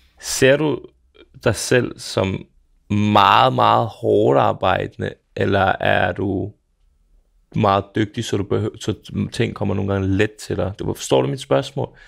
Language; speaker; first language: Danish; early bilingual, other home language; Serbian